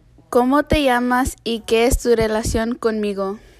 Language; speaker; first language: Spanish; early bilingual, heritage; Spanish